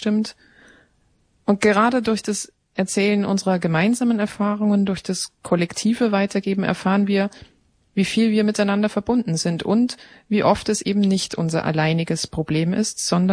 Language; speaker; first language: German; native; German